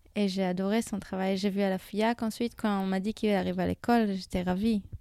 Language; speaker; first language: French; non-native, fluent; Hebrew